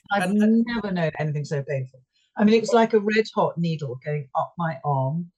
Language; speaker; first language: English; native; English